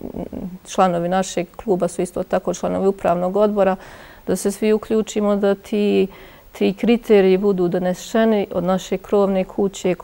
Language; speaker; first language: Croatian; native; Croatian